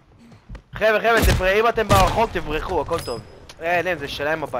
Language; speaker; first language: Hebrew; native; Hebrew